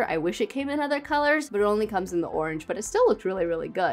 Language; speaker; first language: English; native; English